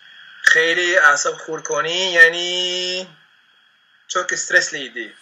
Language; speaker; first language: Persian; non-native, fluent; Spanish